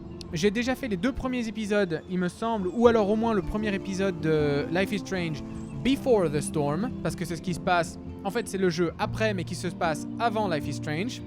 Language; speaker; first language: French; native; French